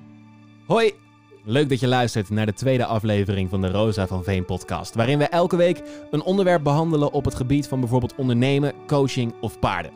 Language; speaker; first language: Dutch; native; Dutch